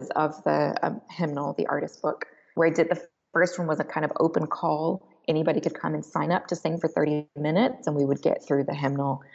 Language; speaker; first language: English; native; English